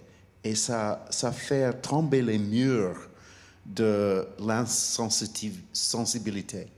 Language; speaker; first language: French; non-native, fluent; English